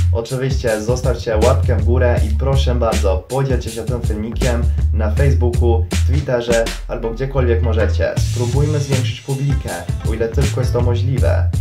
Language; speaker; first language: Polish; non-native, fluent; Croatian